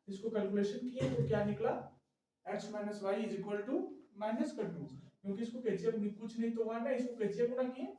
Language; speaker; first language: Hindi; native; Hindi